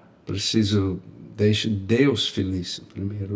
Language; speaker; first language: Portuguese; non-native, learner; English